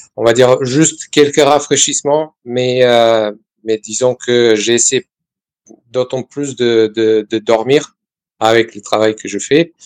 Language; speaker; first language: French; non-native, fluent; Serbian